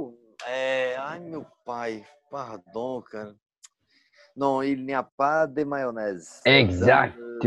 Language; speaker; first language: French; non-native, learner; Portuguese